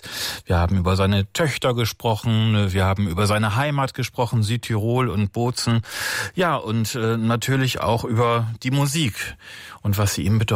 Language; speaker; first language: German; native; German